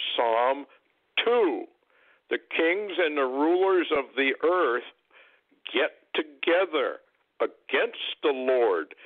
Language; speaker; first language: English; native; English